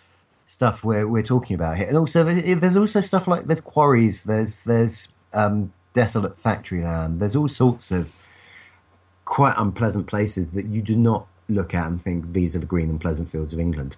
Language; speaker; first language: English; native; English